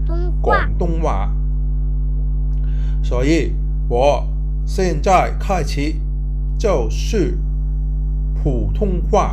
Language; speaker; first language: Chinese; non-native, local second language; Cantonese